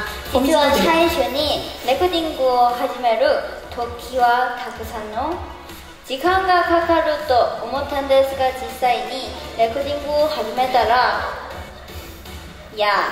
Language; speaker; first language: Japanese; non-native, learner; Korean